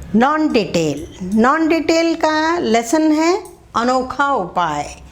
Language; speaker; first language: Hindi; non-native, local second language; Telugu